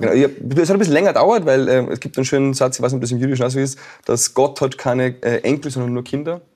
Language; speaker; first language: German; native; German